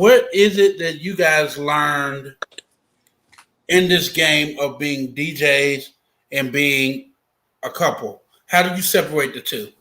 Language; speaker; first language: English; native; English